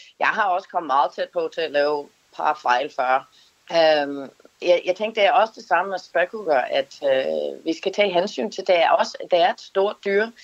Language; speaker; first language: Danish; non-native, fluent; English